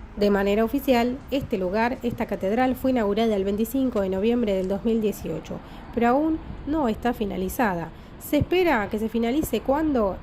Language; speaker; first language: Spanish; native; Spanish